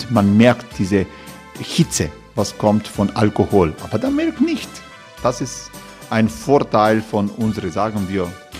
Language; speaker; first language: German; non-native, learner; Croatian